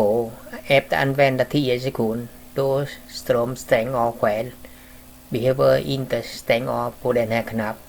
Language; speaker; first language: Swedish; non-native, learner; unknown